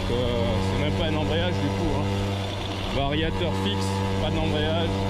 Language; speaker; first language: French; native; French